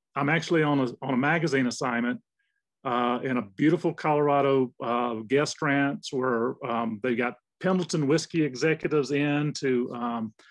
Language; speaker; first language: English; native; English